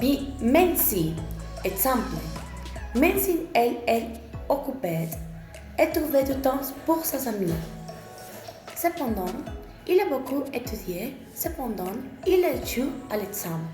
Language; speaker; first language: French; non-native, learner; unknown